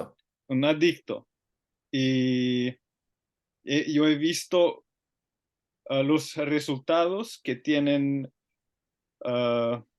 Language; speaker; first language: Spanish; non-native, learner; Finnish